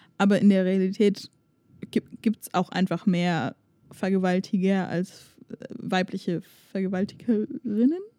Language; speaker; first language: German; native; German